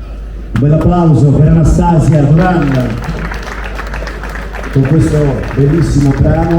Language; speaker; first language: Italian; native; Italian